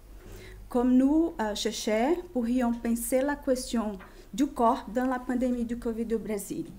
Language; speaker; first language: French; non-native, fluent; Chinese